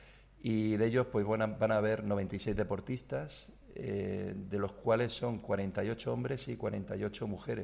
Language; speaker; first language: Spanish; native; Spanish